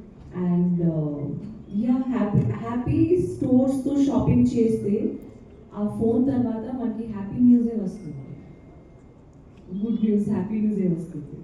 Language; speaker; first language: Telugu; non-native, learner; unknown